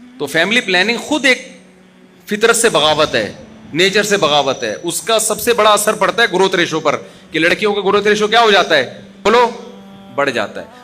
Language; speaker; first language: Urdu; native; Urdu